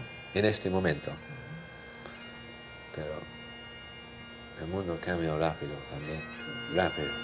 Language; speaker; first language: Spanish; non-native, fluent; English